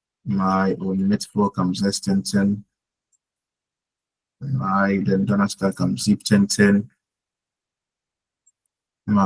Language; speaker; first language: German; non-native, learner; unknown